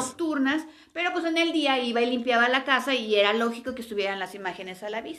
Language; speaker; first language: Spanish; native; Spanish